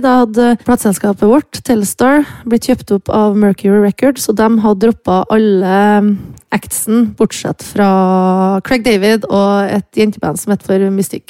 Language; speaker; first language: Norwegian; native; Norwegian